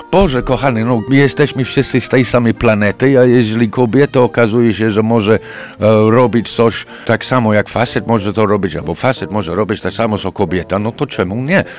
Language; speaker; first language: Polish; non-native, fluent; English